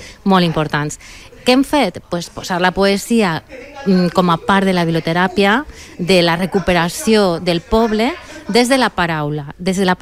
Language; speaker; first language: Catalan; non-native, local second language; Spanish